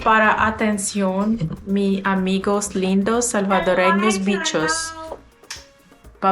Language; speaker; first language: Spanish; non-native, learner; Ukrainian